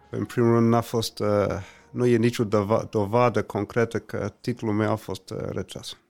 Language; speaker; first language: Romanian; non-native, fluent; English